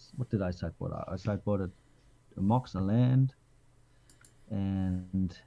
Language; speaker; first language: English; non-native, fluent; Danish